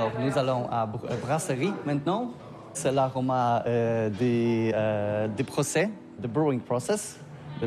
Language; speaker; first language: French; non-native, learner; Polish